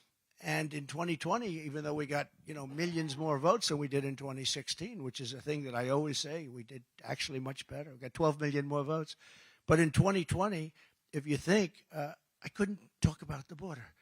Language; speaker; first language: English; native; English